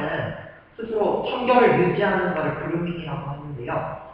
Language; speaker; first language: Korean; native; Korean